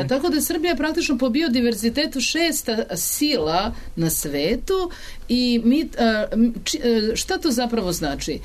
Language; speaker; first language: Serbian; native; Serbian